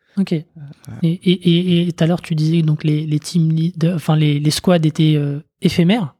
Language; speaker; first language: French; native; French